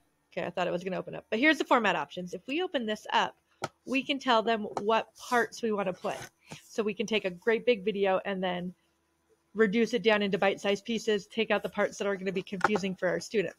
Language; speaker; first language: English; native; English